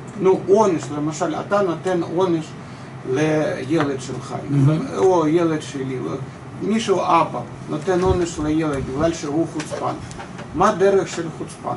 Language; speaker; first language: Hebrew; non-native, fluent; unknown